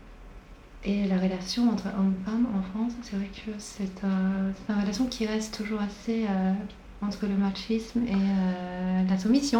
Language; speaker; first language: French; non-native, fluent; Swedish